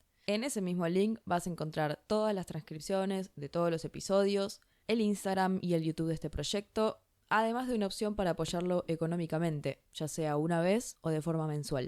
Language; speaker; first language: Spanish; native; Spanish